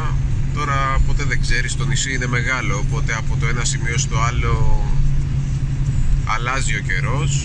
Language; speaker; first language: Greek; native; Greek